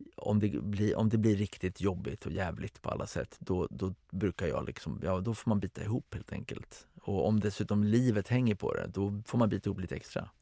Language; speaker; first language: Swedish; native; Swedish